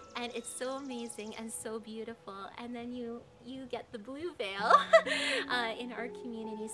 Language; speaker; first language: English; native; English